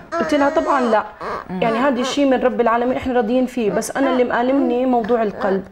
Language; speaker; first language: Arabic; native; Arabic